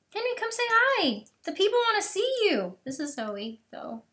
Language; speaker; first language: English; native; English